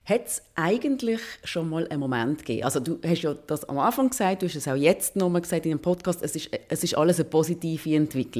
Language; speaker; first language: German; native; German